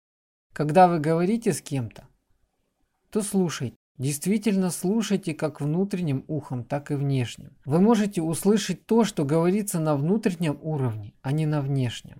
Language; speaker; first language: Russian; native; Russian